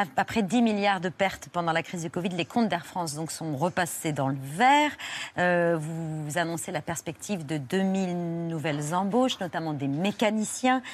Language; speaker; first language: French; native; French